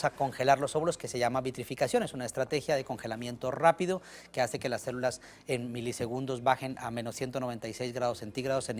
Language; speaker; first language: Spanish; native; Spanish